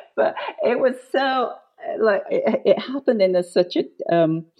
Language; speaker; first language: English; non-native, fluent; Japanese